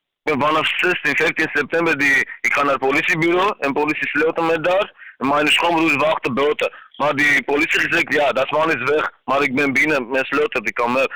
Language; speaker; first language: Dutch; non-native, learner; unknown